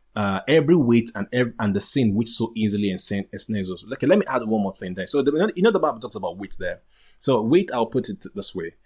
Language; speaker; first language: English; non-native, local second language; Yoruba